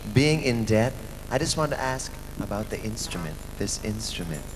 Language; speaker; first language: English; non-native, fluent; Thai